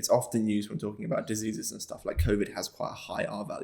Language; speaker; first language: English; native; English